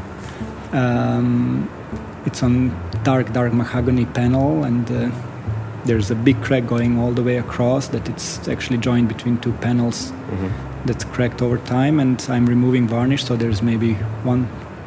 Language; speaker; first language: English; non-native, fluent; Bosnian